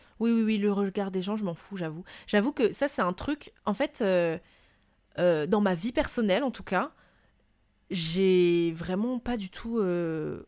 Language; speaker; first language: French; non-native, local second language; Malagasy